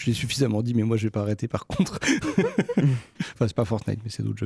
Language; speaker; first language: French; native; French